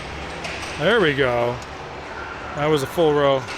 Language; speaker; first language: English; native; English